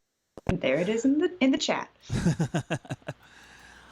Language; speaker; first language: English; native; English